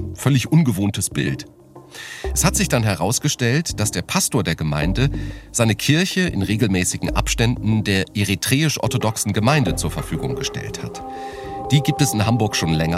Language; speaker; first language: German; native; German